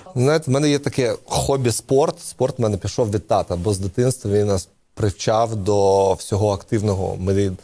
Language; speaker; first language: Ukrainian; non-native, local second language; Russian